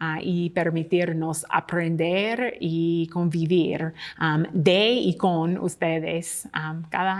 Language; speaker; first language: Spanish; non-native, fluent; English